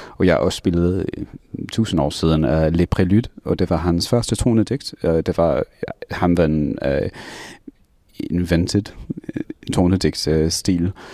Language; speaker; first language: Danish; non-native, fluent; English